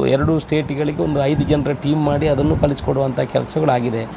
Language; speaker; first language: Kannada; non-native, local second language; Tulu